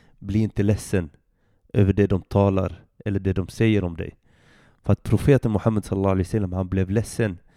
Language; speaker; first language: Swedish; early bilingual, other home language; Arabic